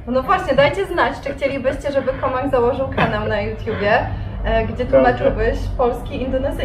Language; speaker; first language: Polish; native; Polish